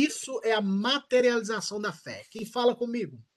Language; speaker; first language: Portuguese; native; Portuguese